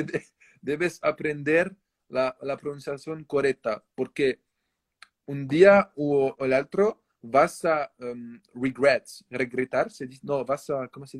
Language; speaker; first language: Spanish; non-native, fluent; French